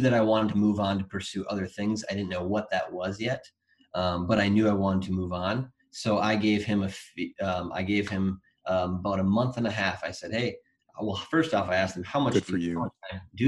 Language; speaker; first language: English; native; English